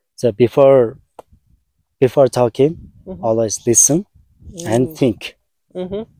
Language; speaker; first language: English; non-native, learner; Mongolian